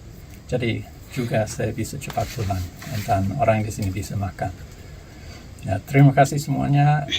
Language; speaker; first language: Indonesian; non-native, fluent; English